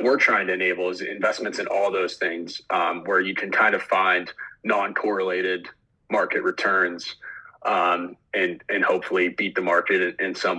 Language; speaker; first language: English; native; English